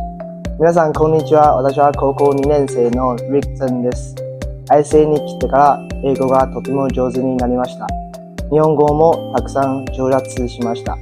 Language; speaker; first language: Japanese; non-native, learner; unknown